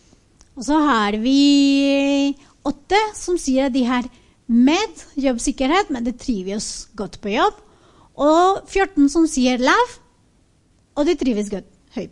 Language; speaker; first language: Norwegian; non-native, fluent; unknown